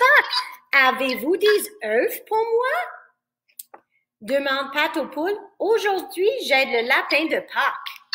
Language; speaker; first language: French; non-native, fluent; English